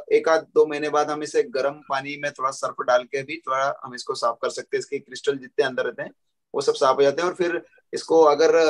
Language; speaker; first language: Hindi; native; Hindi